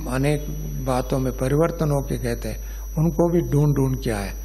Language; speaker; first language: Hindi; non-native, local second language; Kannada